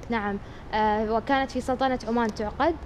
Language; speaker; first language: Arabic; native; Arabic